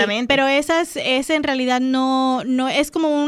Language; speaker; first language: Spanish; native; Spanish